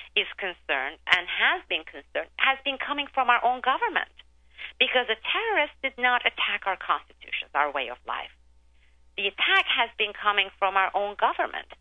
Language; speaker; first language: English; non-native, fluent; Turkish